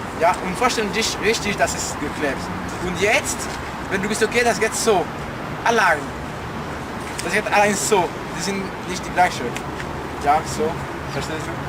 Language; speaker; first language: German; non-native, learner; French